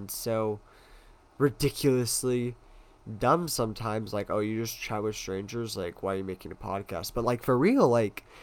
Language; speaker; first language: English; native; English